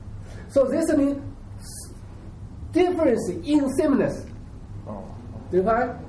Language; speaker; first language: English; non-native, learner; Chinese